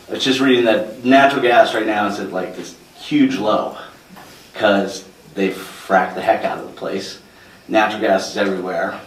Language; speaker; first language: English; native; English